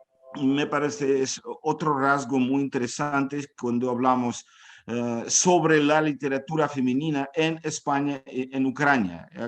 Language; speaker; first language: Spanish; non-native, fluent; Ukrainian